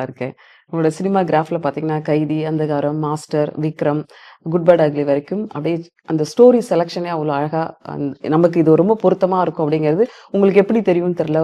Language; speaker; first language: Tamil; native; Tamil